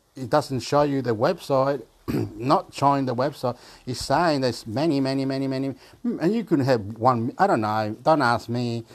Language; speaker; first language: English; non-native, fluent; Spanish